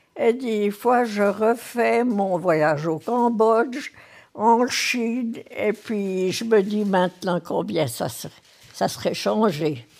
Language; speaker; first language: French; native; French